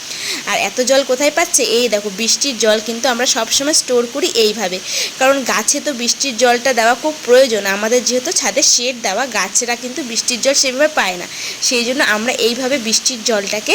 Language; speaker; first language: Bangla; native; Bangla